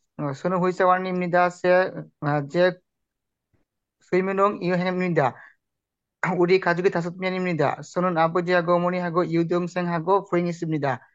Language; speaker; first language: Korean; non-native, learner; Bangla